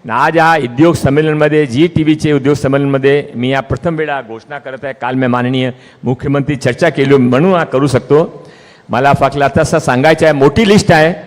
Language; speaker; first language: Marathi; non-native, local second language; Hindi